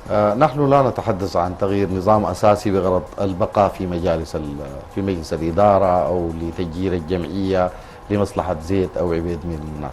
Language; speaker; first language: Arabic; native; Arabic